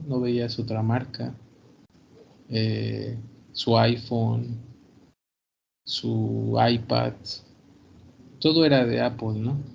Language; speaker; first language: Spanish; native; Spanish